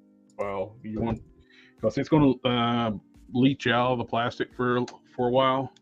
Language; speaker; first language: English; native; English